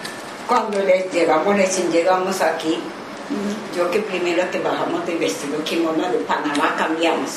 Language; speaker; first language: Spanish; non-native, learner; Japanese